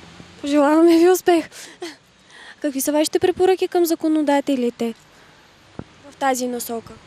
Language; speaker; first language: Bulgarian; native; Bulgarian